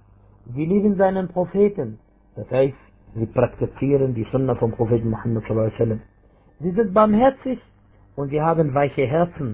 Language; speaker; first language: German; non-native, fluent; Arabic